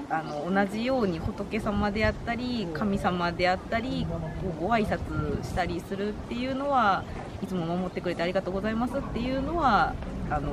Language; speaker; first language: Japanese; native; Japanese